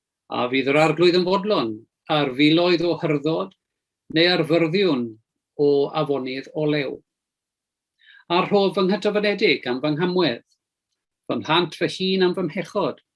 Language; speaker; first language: Welsh; native; Welsh